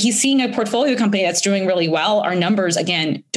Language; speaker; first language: English; early bilingual, other home language; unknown